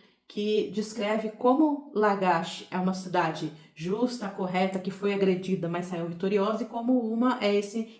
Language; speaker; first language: Portuguese; native; Portuguese